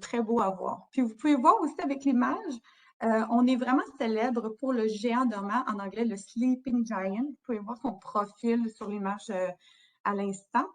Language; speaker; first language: French; native; French